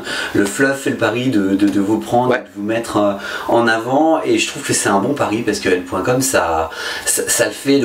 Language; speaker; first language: French; native; French